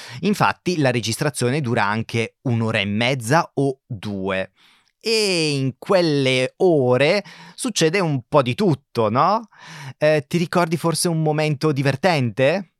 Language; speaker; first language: Italian; native; Italian